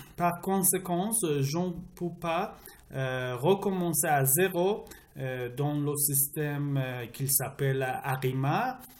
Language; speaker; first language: French; non-native, learner; Persian